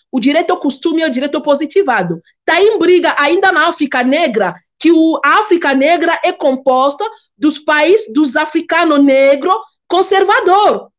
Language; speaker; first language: Portuguese; non-native, fluent; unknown